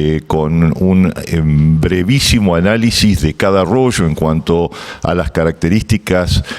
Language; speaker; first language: Spanish; native; Spanish